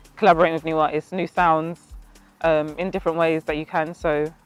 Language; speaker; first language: English; native; English